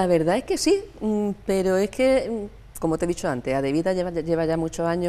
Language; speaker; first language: Spanish; native; Spanish